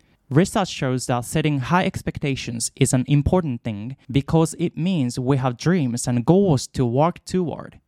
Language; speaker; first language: English; non-native, fluent; Japanese